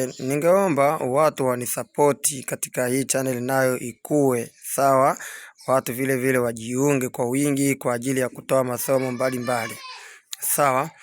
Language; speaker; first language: Swahili; native; Swahili